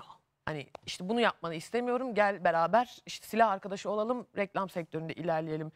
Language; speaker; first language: Turkish; native; Turkish